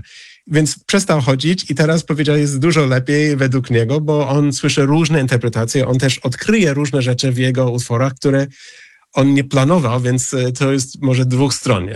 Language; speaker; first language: Polish; non-native, fluent; English